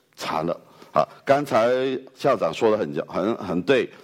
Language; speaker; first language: Chinese; non-native, fluent; Cantonese